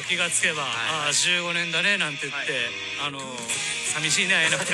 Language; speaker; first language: Japanese; native; Japanese